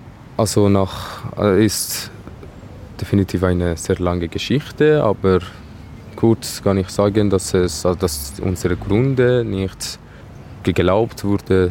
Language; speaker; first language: German; non-native, fluent; Persian